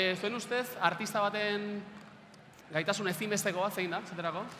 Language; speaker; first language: Basque; native; Basque